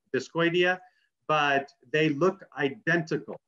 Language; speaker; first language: English; native; English